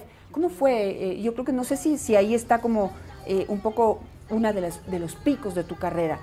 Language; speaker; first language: Spanish; native; Spanish